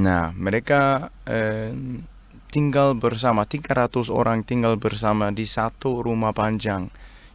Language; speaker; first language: Indonesian; non-native, learner; Danish